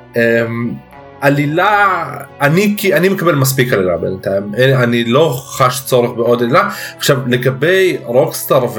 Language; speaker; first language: Hebrew; early bilingual, other home language; Russian